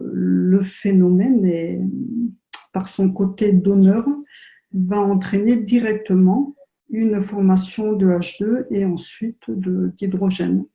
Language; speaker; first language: French; native; French